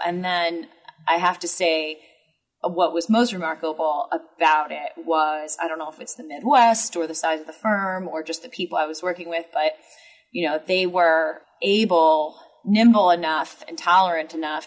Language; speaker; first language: English; native; English